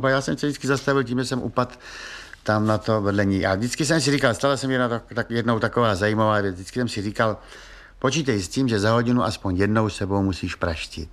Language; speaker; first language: Czech; native; Czech